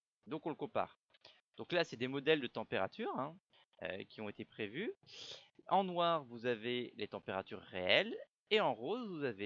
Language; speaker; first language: French; native; French